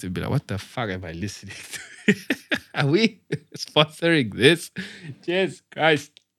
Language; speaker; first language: English; non-native, local second language; Malay